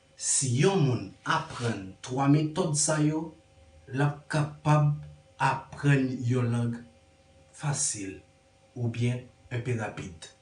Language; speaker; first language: French; non-native, learner; Haitian Creole